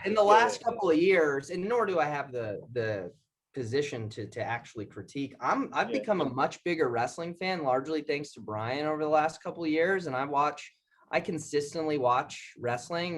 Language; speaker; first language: English; native; English